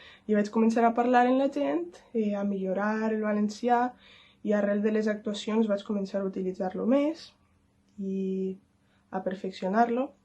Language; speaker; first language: Catalan; non-native, local second language; Spanish